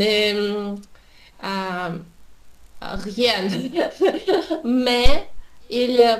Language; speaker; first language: French; non-native, learner; Russian